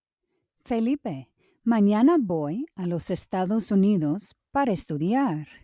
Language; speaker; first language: Spanish; non-native, learner; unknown